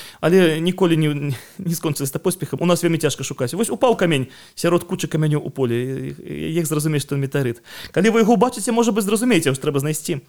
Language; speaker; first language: Belarusian; non-native, local second language; Russian